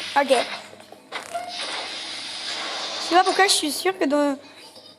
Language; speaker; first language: French; native; French